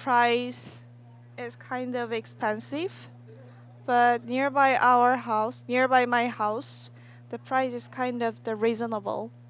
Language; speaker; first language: English; non-native, learner; Korean